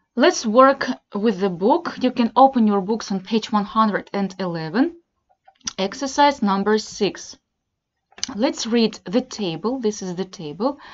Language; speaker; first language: English; non-native, fluent; Russian